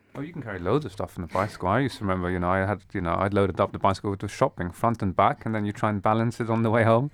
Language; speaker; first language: English; non-native, fluent; Dutch